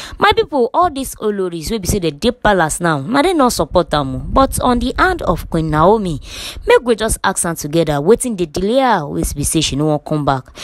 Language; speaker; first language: Nigerian Pidgin; non-native, local second language; Yoruba